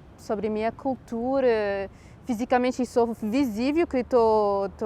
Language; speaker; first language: Portuguese; non-native, fluent; Arabic